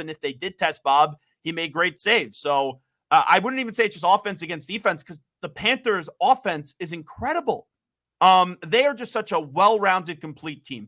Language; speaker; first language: English; native; English